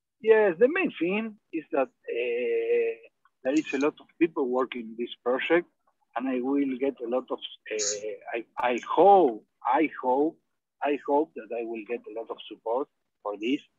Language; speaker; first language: English; non-native, learner; Spanish